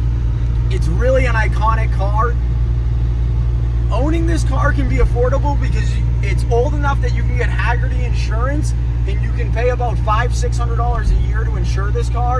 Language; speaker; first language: English; native; English